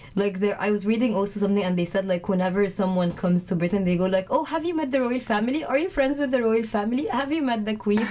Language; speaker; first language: English; non-native, fluent; Arabic